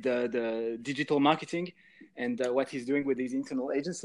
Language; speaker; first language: English; non-native, fluent; French